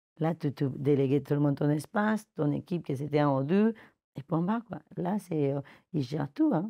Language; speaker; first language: French; non-native, fluent; Spanish